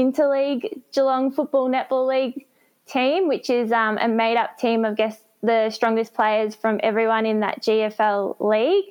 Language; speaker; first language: English; native; English